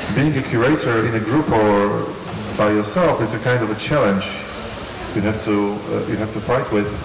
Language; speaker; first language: English; non-native, fluent; Polish